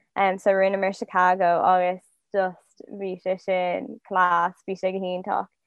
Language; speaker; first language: Irish; non-native, local second language; English